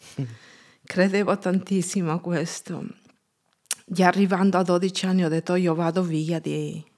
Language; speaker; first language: Italian; non-native, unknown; Spanish